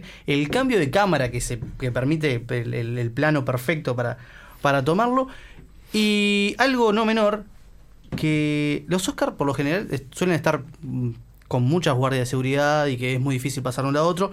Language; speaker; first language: Spanish; native; Spanish